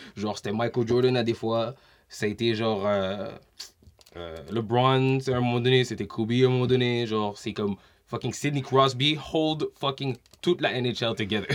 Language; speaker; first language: French; native; French